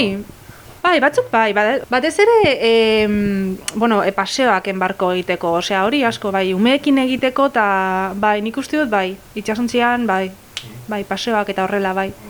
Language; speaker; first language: Basque; non-native, local second language; Spanish